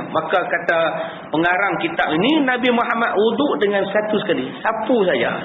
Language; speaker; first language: Malay; native; Malay